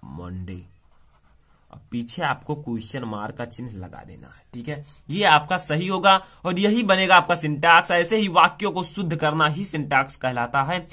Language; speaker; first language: Hindi; native; Hindi